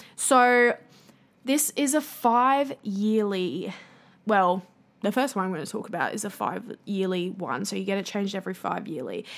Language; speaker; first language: English; native; English